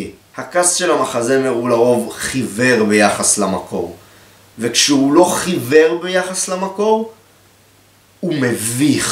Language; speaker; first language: Hebrew; native; Hebrew